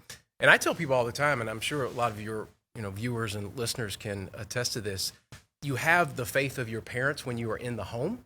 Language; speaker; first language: English; native; English